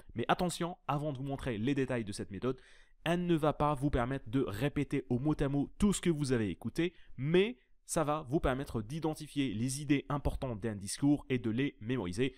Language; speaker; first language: French; native; French